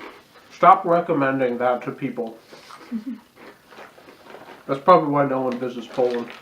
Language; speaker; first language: English; native; English